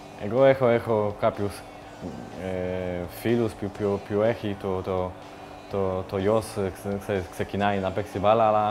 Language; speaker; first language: Greek; non-native, learner; Polish